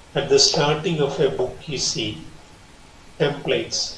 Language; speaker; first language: English; non-native, local second language; Malayalam